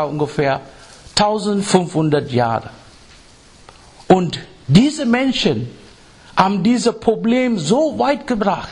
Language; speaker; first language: German; non-native, fluent; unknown